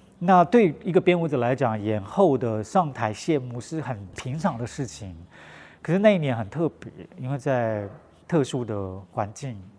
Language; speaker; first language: Chinese; non-native, local second language; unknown